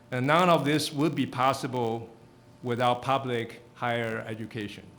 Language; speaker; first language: English; non-native, fluent; Chinese